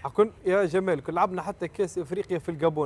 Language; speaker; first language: Arabic; native; Arabic